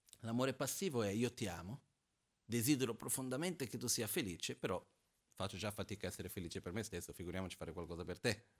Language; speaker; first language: Italian; non-native, fluent; Portuguese